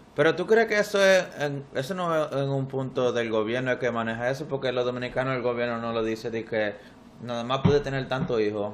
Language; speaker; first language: Spanish; early bilingual, heritage; Spanish